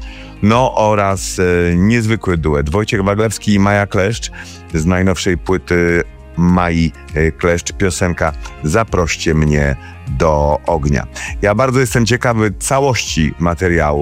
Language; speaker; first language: Polish; native; Polish